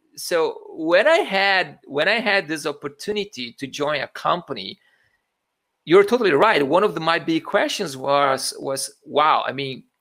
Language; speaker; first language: English; non-native, fluent; Portuguese